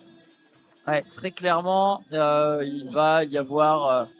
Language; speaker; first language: French; native; French